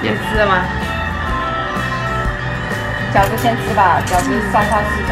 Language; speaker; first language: Chinese; early bilingual, heritage; Chinese